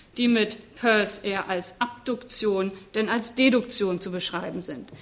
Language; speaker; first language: German; native; German